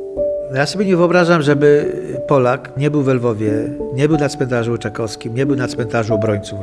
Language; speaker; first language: Polish; native; Polish